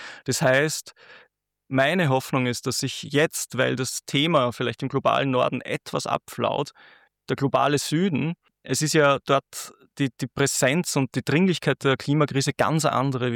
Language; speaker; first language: German; native; German